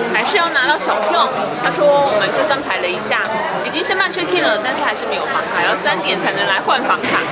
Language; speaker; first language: Chinese; native; Chinese